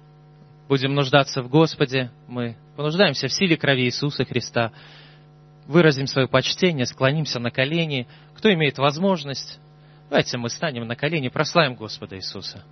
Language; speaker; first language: Russian; native; Russian